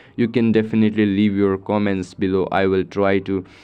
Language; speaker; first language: English; non-native, local second language; Nepali